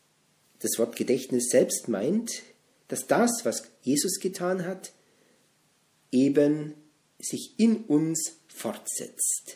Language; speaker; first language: German; native; German